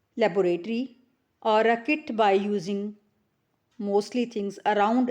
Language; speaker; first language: English; non-native, local second language; Punjabi